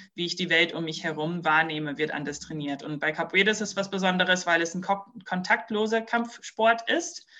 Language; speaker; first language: German; early bilingual, other home language; English